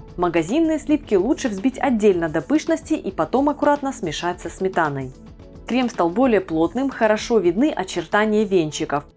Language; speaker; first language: Russian; native; Russian